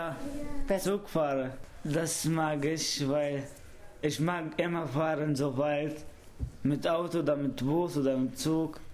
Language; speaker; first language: German; non-native, learner; Arabic